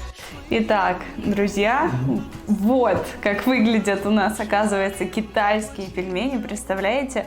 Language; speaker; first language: Russian; native; Russian